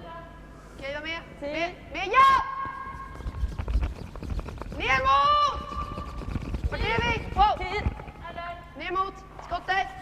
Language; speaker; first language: Swedish; native; Swedish